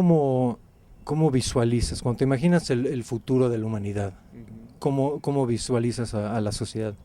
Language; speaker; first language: Spanish; native; Spanish